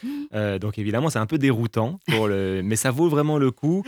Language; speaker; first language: French; native; French